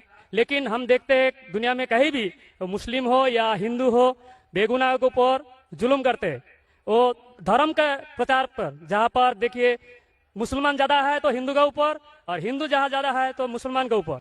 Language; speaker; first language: Hindi; non-native, local second language; Bangla